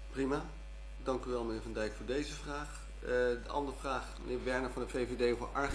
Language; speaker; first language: Dutch; native; Dutch